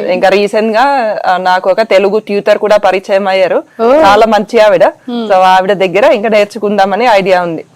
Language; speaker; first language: Telugu; non-native, fluent; Finnish